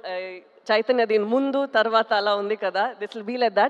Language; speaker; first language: Telugu; non-native, fluent; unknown